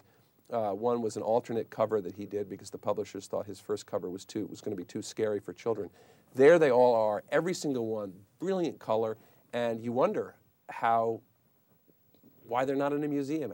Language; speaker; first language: English; native; English